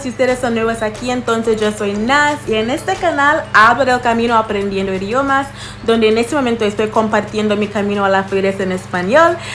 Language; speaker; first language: Spanish; non-native, fluent; English